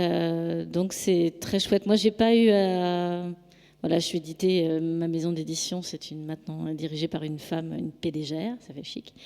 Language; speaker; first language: French; native; French